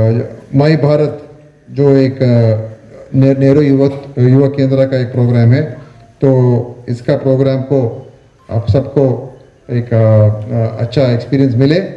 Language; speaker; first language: Hindi; non-native, local second language; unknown